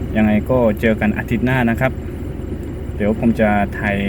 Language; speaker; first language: Thai; non-native, fluent; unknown